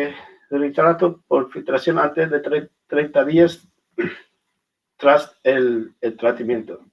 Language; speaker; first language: Spanish; non-native, learner; English